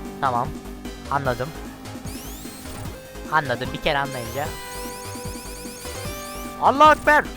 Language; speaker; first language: Turkish; native; Turkish